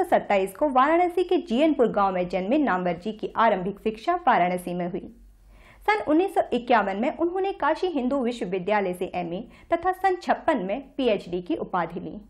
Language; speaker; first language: Hindi; native; Hindi